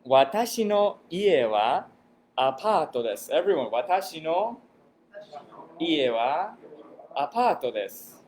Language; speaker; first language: Japanese; non-native, fluent; English